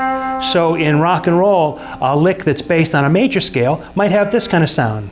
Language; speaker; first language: English; native; English